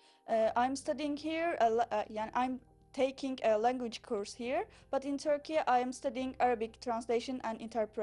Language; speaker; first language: English; non-native, learner; Turkish